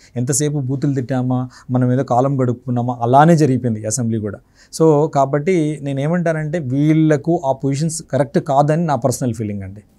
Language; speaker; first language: Telugu; native; Telugu